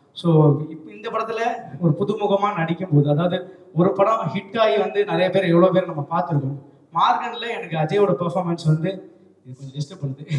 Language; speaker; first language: Tamil; native; Tamil